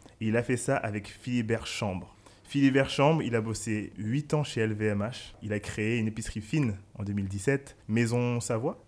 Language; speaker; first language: French; native; French